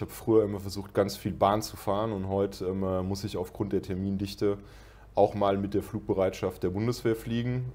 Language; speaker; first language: German; native; German